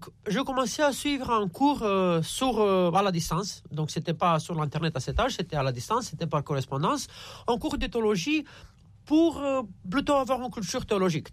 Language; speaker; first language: French; non-native, fluent; Romanian